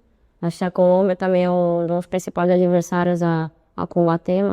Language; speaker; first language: Portuguese; native; Portuguese